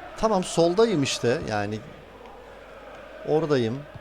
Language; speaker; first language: Turkish; native; Turkish